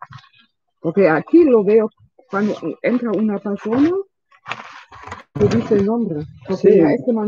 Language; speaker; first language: Spanish; non-native, learner; German